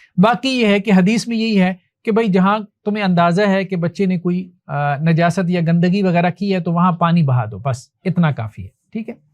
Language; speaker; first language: Urdu; non-native, local second language; Punjabi